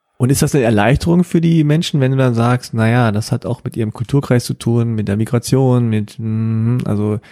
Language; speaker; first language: German; early bilingual, heritage; German